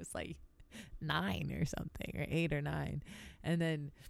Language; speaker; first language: English; early bilingual, other home language; Greek